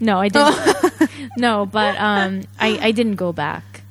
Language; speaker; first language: English; non-native, fluent; Japanese